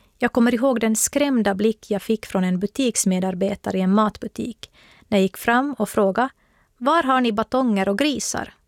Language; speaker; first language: Swedish; native; Swedish